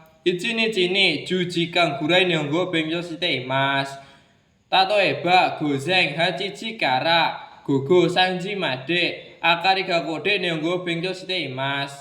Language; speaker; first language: Japanese; non-native, learner; Indonesian